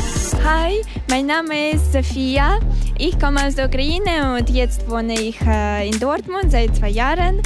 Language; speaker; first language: German; non-native, learner; Russian